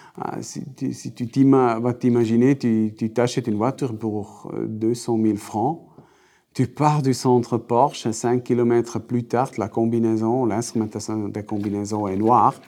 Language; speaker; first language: French; non-native, local second language; Swiss German